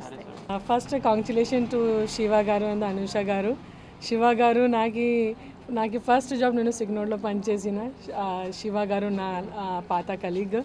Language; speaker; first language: Telugu; non-native, local second language; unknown